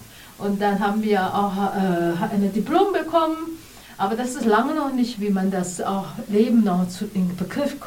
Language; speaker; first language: German; non-native, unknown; Chinese